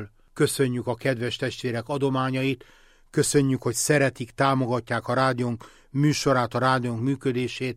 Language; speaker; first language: Hungarian; native; Hungarian